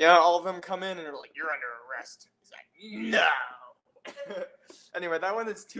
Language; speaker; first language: English; native; English